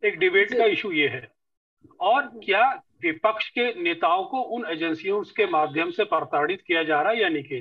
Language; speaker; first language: Hindi; native; Hindi